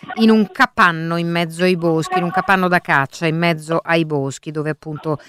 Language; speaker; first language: Italian; native; Italian